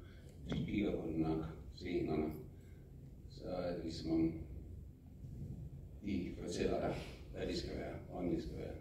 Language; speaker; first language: Danish; non-native, fluent; English